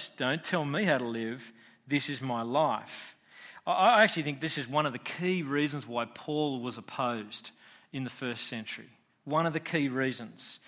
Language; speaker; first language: English; native; English